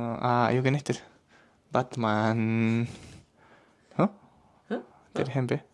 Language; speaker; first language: Mongolian; non-native, learner; Japanese